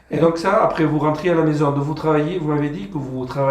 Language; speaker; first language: French; native; French